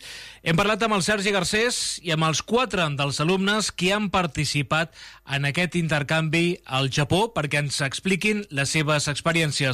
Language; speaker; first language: Catalan; native; Catalan